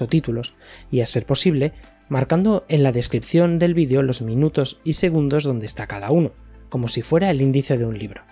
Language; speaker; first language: Spanish; native; Spanish